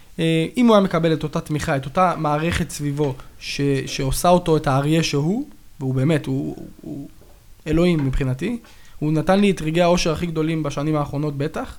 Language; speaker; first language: Hebrew; native; Hebrew